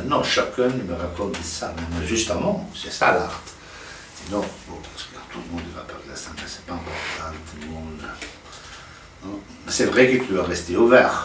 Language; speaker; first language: French; non-native, fluent; Italian